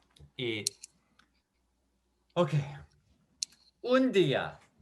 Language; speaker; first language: Spanish; non-native, learner; English